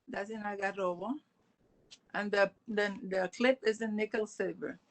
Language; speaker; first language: English; non-native, local second language; Spanish